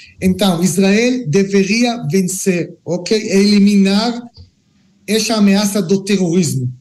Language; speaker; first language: Portuguese; non-native, learner; Hebrew